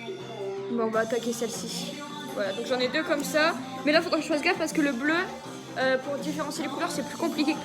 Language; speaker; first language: French; native; French